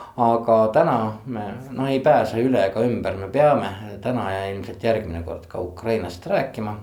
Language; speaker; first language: Estonian; native; Estonian